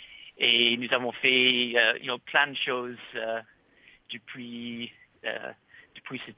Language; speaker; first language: French; non-native, fluent; English